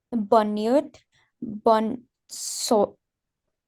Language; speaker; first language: French; non-native, learner; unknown